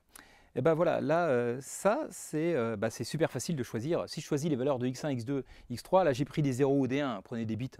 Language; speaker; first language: French; native; French